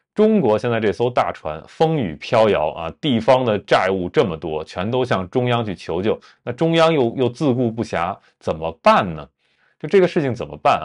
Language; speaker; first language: Chinese; native; Chinese